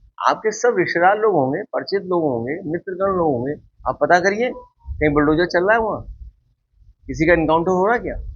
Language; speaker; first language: Hindi; native; Hindi